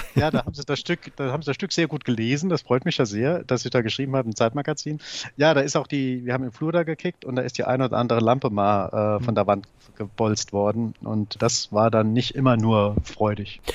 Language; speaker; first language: German; native; German